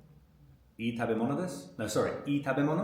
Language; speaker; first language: Japanese; non-native, learner; English